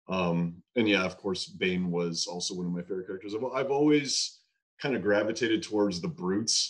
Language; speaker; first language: English; native; English